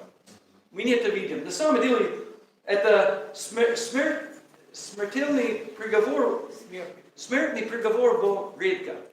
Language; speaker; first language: Russian; non-native, learner; English